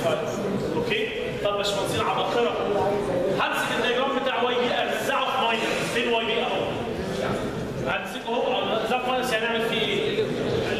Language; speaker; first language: Arabic; native; Arabic